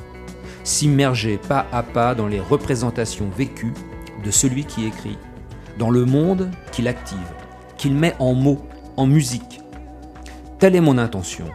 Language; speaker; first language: French; native; French